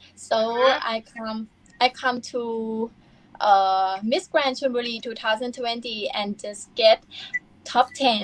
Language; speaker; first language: English; non-native, learner; Thai